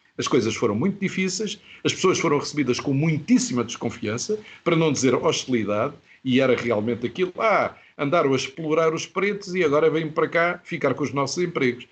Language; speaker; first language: Portuguese; native; Portuguese